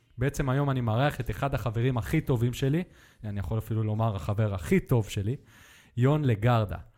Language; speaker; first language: Hebrew; native; Hebrew